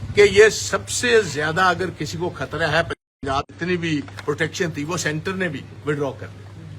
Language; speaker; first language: Hindi; non-native, local second language; Punjabi